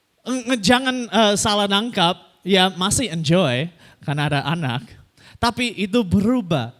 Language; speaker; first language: Indonesian; non-native, fluent; English